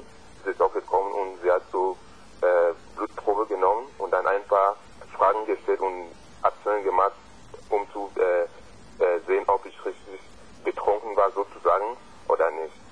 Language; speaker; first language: German; non-native, fluent; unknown